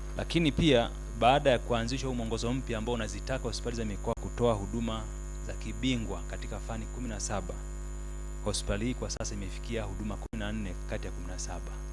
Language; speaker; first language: Swahili; native; Swahili